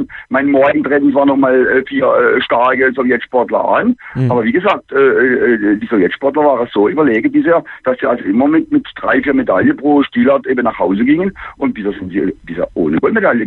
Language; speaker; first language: German; native; German